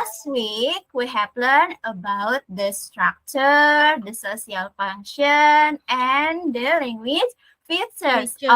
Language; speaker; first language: English; non-native, learner; Indonesian